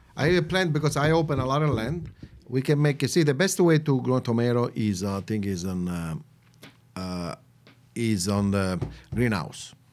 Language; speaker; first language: English; non-native, learner; Italian